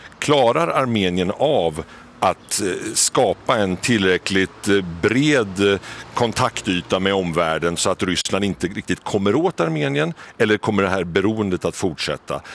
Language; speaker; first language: Swedish; native; Swedish